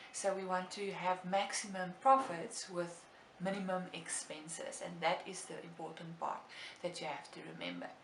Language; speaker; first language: English; non-native, local second language; Afrikaans